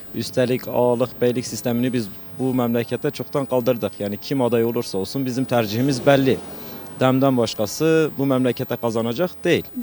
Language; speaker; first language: Turkish; non-native, local second language; Kurdish